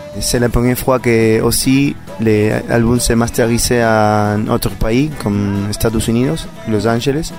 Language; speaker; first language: French; non-native, learner; Spanish